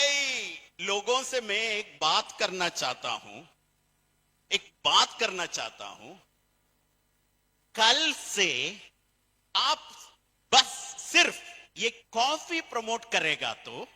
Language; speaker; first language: Hindi; non-native, fluent; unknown